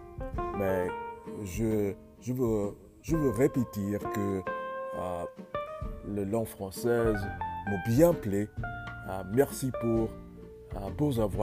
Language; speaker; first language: French; non-native, learner; English